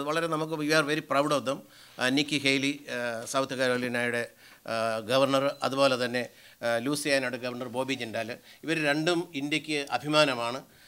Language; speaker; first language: Malayalam; native; Malayalam